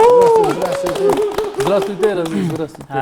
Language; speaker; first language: Russian; non-native, local second language; Kyrgyz